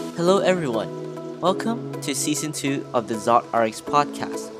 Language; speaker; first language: English; early bilingual, other home language; Cantonese